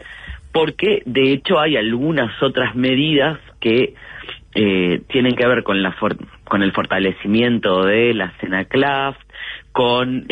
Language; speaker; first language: Spanish; native; Spanish